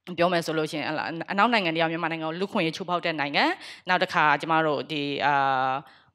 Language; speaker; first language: Burmese; native; Burmese